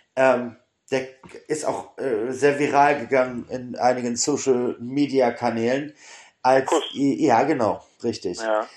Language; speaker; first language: German; native; German